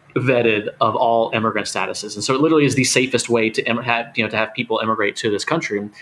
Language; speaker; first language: English; native; English